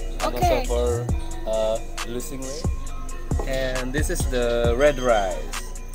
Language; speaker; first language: English; non-native, learner; Indonesian